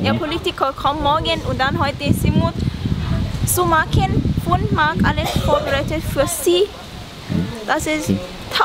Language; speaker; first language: German; non-native, learner; Thai